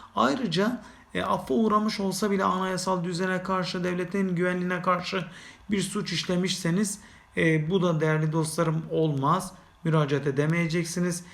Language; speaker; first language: Turkish; native; Turkish